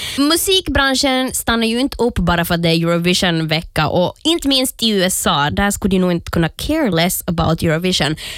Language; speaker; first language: Swedish; native; Swedish